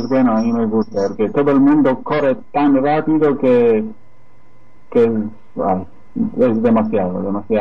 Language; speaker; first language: Spanish; non-native, fluent; Polish